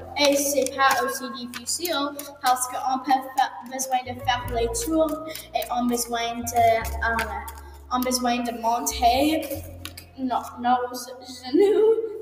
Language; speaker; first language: French; non-native, learner; English